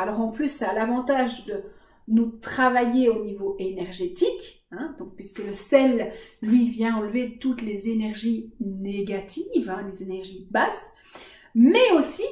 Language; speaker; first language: French; native; French